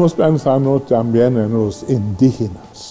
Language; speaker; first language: Spanish; non-native, fluent; English